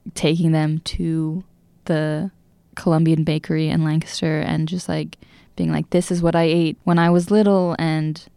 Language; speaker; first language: English; native; English